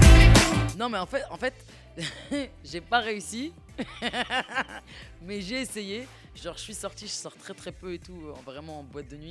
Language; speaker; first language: French; native; French